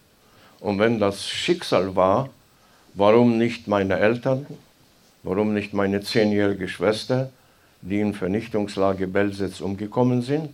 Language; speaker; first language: German; non-native, fluent; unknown